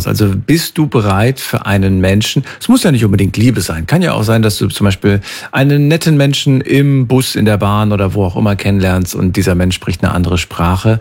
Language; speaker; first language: German; native; German